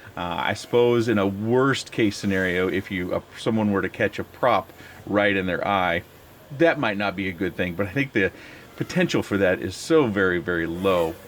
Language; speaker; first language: English; native; English